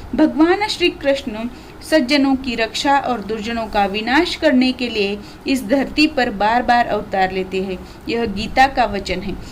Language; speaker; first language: Hindi; non-native, local second language; Marathi